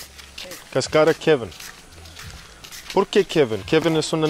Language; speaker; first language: Spanish; non-native, learner; English